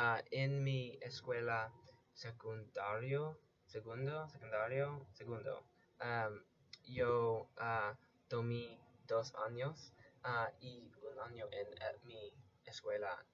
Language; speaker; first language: Spanish; non-native, learner; English